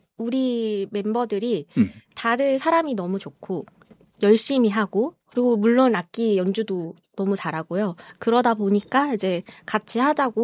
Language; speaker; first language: Korean; native; Korean